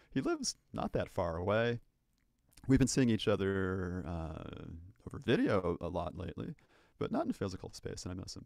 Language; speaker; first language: English; native; English